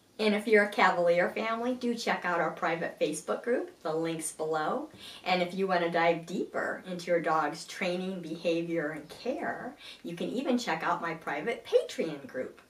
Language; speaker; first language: English; native; English